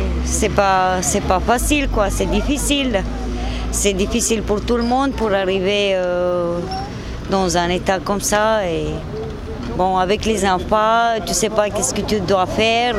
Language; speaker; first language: French; non-native, learner; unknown